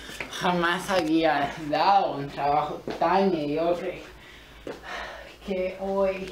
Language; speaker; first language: Spanish; non-native, learner; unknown